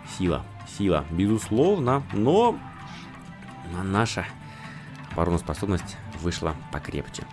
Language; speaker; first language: Russian; native; Russian